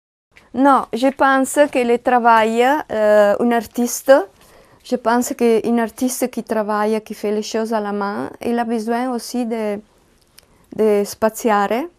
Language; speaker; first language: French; non-native, learner; Italian